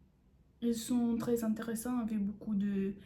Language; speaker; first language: French; non-native, learner; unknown